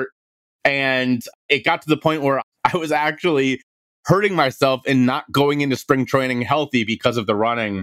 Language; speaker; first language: English; native; English